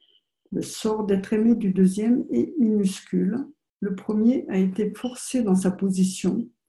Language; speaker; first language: French; native; French